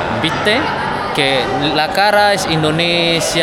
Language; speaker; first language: Spanish; non-native, fluent; Indonesian